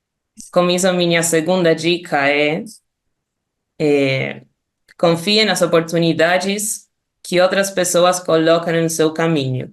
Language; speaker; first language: Portuguese; non-native, fluent; Spanish